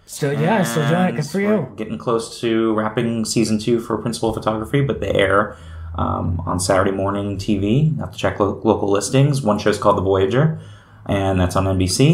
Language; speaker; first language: English; native; English